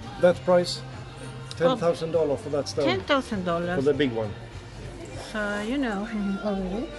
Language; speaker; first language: English; non-native, learner; Spanish